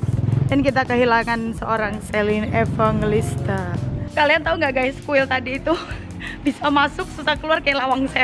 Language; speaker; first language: Indonesian; native; Indonesian